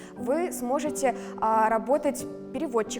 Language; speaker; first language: Russian; native; Russian